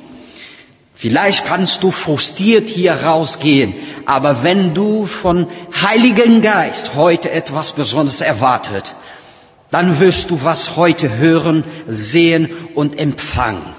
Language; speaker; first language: German; non-native, learner; Portuguese